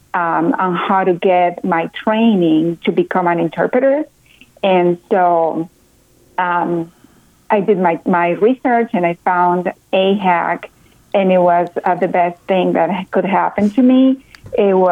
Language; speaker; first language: English; non-native, fluent; Spanish